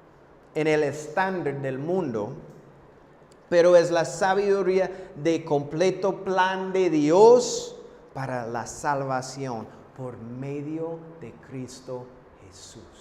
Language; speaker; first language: Spanish; non-native, fluent; English